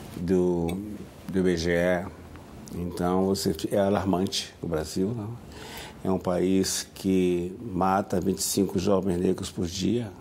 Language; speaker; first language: Portuguese; native; Portuguese